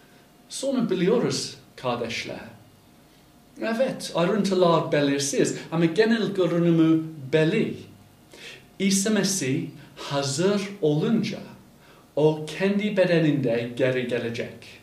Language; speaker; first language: Turkish; non-native, fluent; English